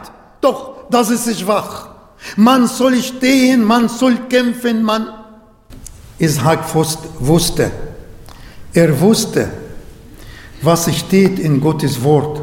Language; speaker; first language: German; non-native, learner; Arabic